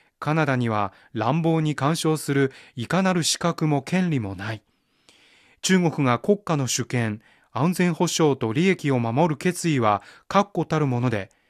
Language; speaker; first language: Japanese; non-native, fluent; Chinese